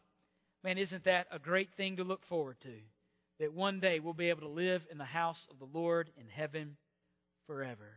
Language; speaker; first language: English; native; English